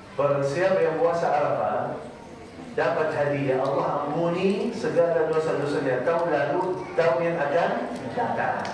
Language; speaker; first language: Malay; non-native, fluent; Arabic